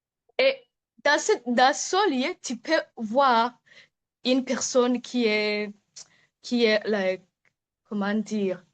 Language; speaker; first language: French; non-native, local second language; Rundi